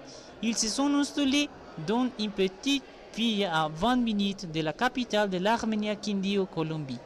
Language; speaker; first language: French; non-native, learner; Spanish